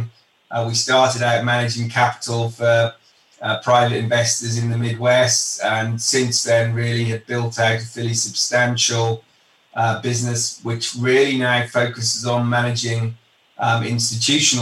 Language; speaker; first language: English; native; English